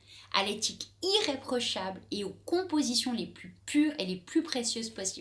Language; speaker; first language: French; native; French